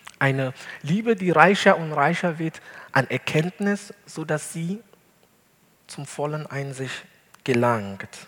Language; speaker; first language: German; non-native, fluent; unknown